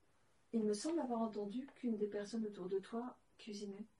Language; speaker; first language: French; native; French